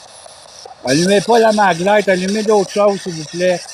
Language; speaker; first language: French; native; French